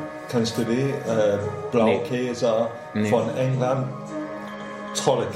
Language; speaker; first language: German; non-native, fluent; English